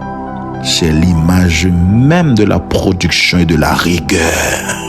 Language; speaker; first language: French; non-native, local second language; Haitian Creole